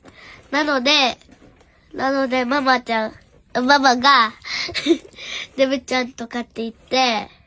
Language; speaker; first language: Japanese; early bilingual, other home language; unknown